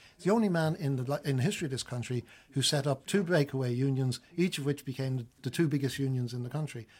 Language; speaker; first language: English; native; English